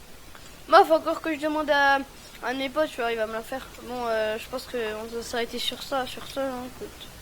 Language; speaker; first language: French; native; French